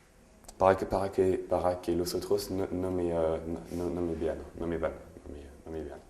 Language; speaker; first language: Spanish; non-native, learner; French